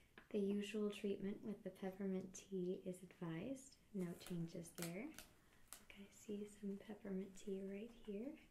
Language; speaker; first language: English; native; English